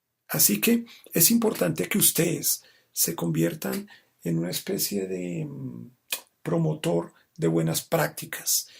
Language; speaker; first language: Spanish; native; Spanish